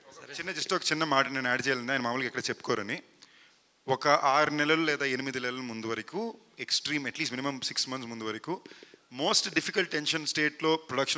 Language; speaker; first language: Telugu; native; Telugu